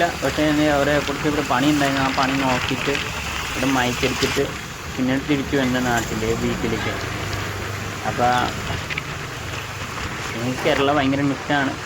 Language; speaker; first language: Malayalam; non-native, learner; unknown